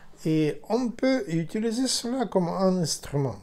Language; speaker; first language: French; non-native, learner; Ukrainian